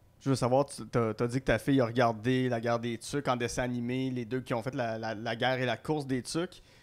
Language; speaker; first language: French; native; French